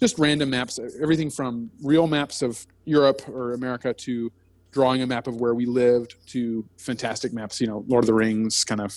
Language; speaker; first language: English; native; English